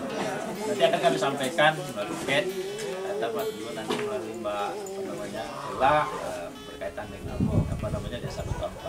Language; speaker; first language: Indonesian; native; Indonesian